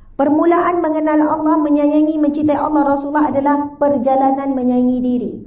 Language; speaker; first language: Malay; native; Malay